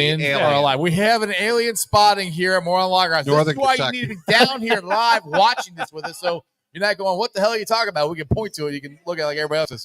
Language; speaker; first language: English; native; English